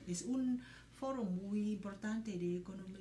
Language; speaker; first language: Spanish; non-native, fluent; Vietnamese